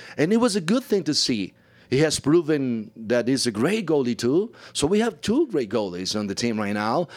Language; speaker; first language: English; non-native, fluent; Spanish